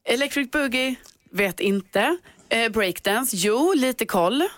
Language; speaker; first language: Swedish; native; Swedish